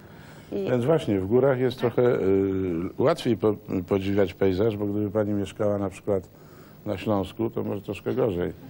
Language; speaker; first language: Polish; native; Polish